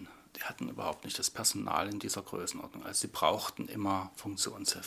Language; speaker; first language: German; native; German